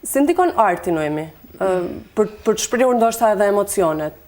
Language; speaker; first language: Albanian; native; Albanian